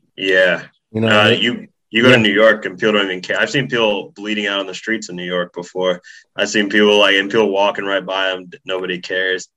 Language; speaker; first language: English; early bilingual, other home language; Spanish